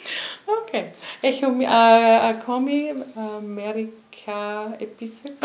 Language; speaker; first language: Greek; non-native, learner; German